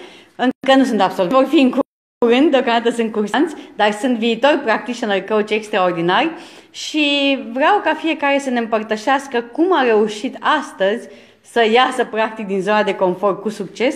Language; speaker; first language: Romanian; native; Romanian